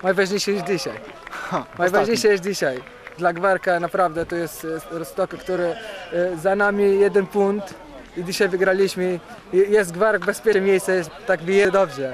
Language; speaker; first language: Polish; non-native, learner; Arabic